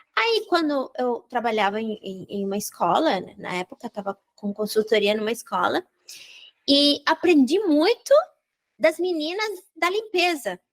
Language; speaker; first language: Portuguese; non-native, fluent; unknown